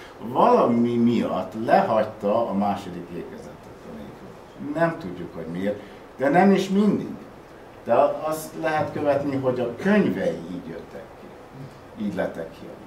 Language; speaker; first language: Hungarian; early bilingual, heritage; Hungarian